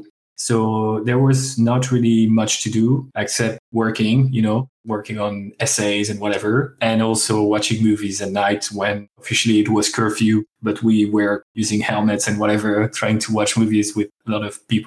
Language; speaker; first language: English; non-native, fluent; French